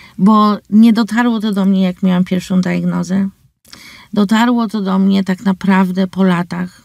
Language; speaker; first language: Polish; early bilingual, heritage; English